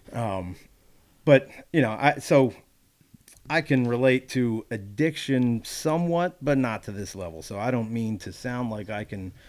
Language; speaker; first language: English; native; English